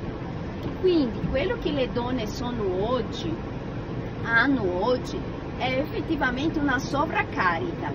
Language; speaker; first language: Italian; non-native, fluent; Portuguese